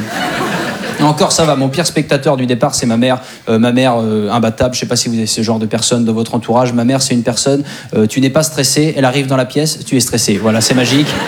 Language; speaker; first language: French; native; French